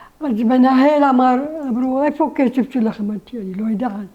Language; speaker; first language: Hebrew; non-native, learner; Arabic